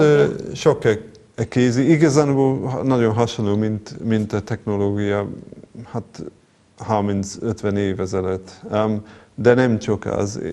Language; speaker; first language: Hungarian; non-native, fluent; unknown